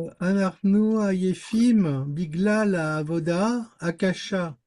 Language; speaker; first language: Hebrew; non-native, learner; French